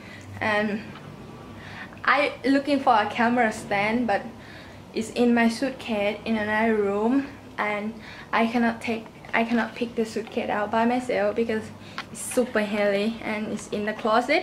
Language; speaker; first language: English; non-native, learner; Thai